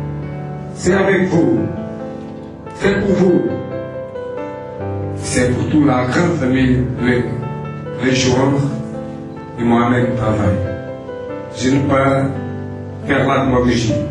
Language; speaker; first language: French; non-native, fluent; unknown